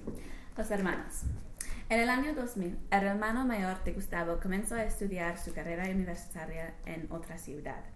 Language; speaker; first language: Spanish; non-native, learner; English